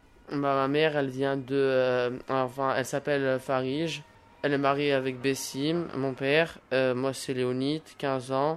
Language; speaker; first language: French; early bilingual, other home language; Albanian